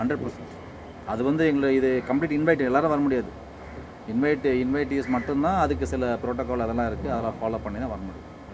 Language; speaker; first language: Tamil; native; Tamil